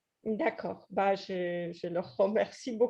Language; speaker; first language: French; non-native, fluent; Polish